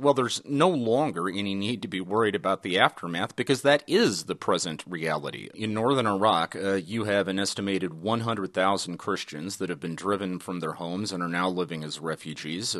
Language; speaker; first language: English; native; English